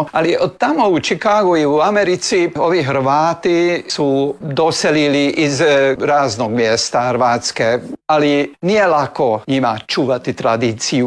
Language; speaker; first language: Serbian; early bilingual, heritage; Serbian